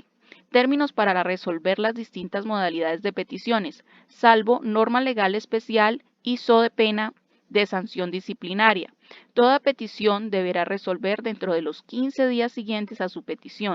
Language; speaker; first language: Spanish; native; Spanish